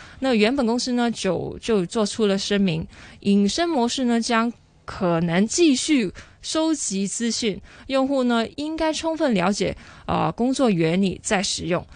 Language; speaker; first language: Chinese; non-native, local second language; Cantonese